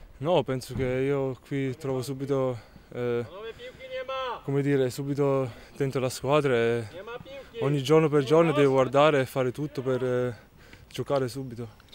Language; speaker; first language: Italian; early bilingual, heritage; Italian